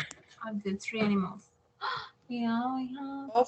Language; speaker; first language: English; non-native, learner; Spanish